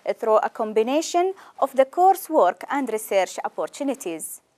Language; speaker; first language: English; non-native, fluent; Arabic